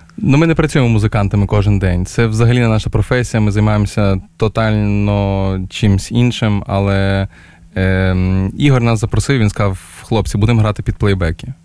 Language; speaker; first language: Ukrainian; native; Ukrainian